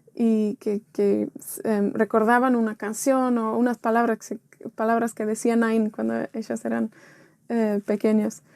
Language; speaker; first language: Spanish; non-native, fluent; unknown